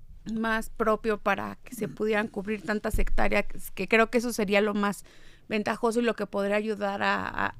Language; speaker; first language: Spanish; native; Spanish